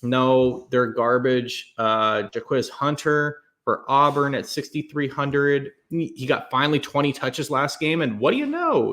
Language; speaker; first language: English; native; English